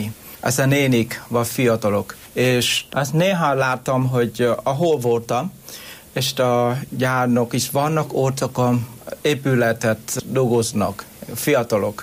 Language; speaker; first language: Hungarian; non-native, learner; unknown